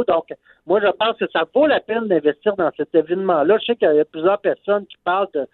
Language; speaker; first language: French; native; French